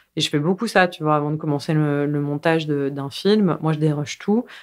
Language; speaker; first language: French; native; French